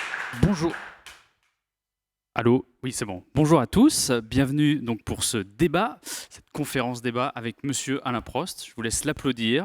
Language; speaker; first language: French; native; French